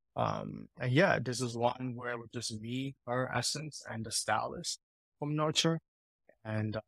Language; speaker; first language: English; early bilingual, heritage; Italian